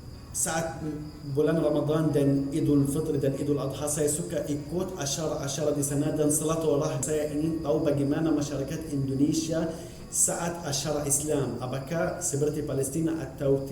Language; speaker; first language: Indonesian; non-native, fluent; Arabic